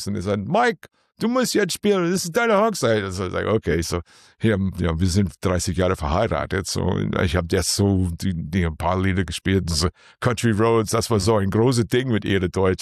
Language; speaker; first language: German; non-native, learner; English